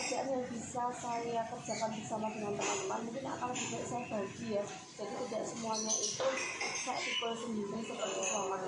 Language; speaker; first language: Indonesian; native; Indonesian